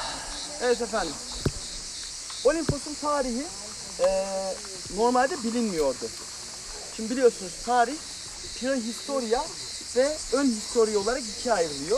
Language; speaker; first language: Turkish; native; Turkish